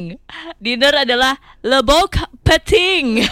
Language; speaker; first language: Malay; non-native, local second language; Sundanese